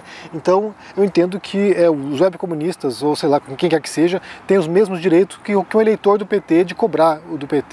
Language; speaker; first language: Portuguese; native; Portuguese